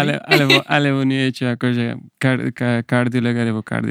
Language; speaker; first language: Slovak; non-native, learner; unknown